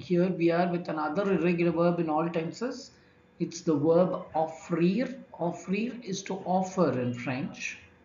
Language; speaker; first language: English; non-native, local second language; Tamil